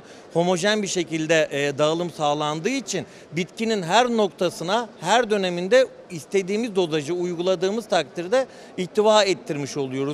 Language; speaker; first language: Turkish; native; Turkish